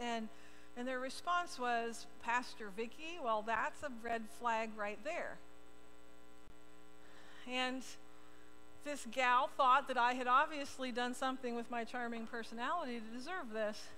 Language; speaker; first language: English; native; English